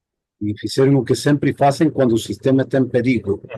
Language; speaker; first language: Portuguese; non-native, fluent; Spanish